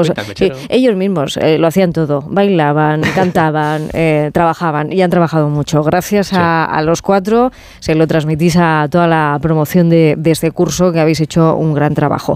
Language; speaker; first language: Spanish; native; Spanish